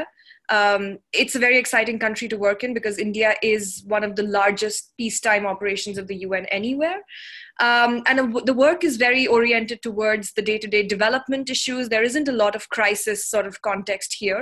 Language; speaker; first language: English; non-native, local second language; Hindi